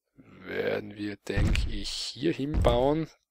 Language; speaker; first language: German; native; German